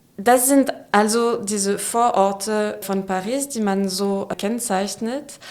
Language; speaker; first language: German; non-native, fluent; French